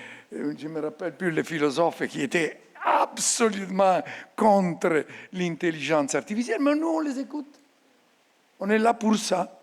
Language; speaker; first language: French; non-native, fluent; Italian